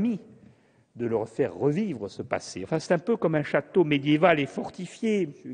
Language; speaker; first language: French; native; French